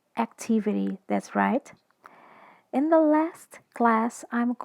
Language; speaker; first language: English; non-native, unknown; Portuguese